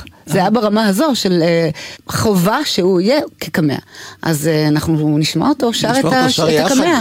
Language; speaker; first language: Hebrew; native; Hebrew